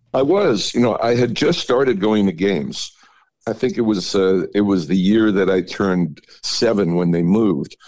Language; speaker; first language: English; native; English